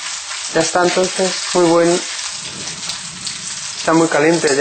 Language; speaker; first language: Spanish; non-native, learner; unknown